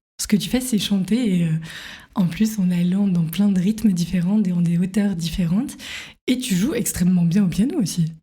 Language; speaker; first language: French; native; French